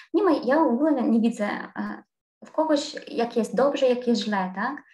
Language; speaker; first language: Polish; non-native, fluent; Ukrainian